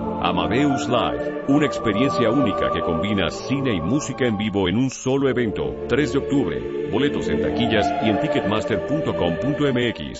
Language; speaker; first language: Spanish; native; Spanish